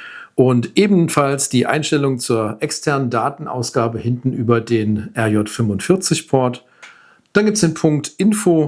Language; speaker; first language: German; native; German